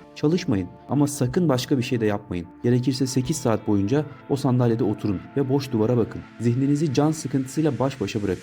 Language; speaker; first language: Turkish; native; Turkish